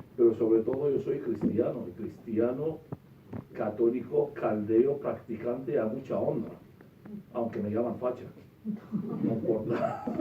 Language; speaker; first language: Spanish; non-native, fluent; Arabic